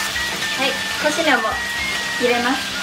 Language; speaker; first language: Japanese; non-native, fluent; Chinese